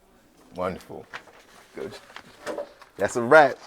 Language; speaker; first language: English; native; English